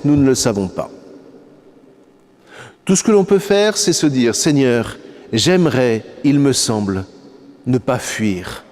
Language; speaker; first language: French; native; French